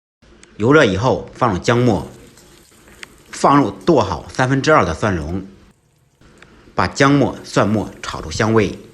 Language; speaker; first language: Chinese; native; Chinese